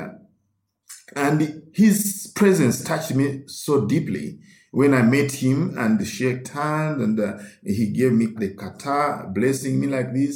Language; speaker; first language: English; non-native, local second language; Ganda